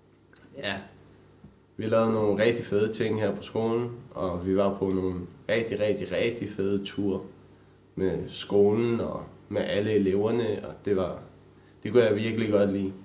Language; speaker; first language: Danish; early bilingual, other home language; Romanian